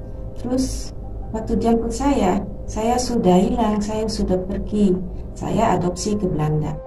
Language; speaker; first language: Indonesian; early bilingual, heritage; Dutch